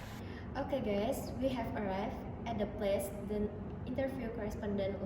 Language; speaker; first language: English; non-native, learner; Minangkabau